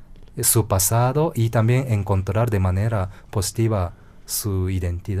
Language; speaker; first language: Spanish; non-native, fluent; Japanese